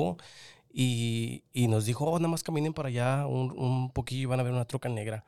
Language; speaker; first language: Spanish; early bilingual, heritage; Spanish